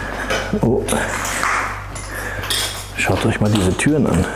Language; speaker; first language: German; native; German